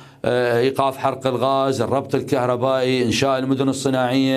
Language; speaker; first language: Arabic; native; Arabic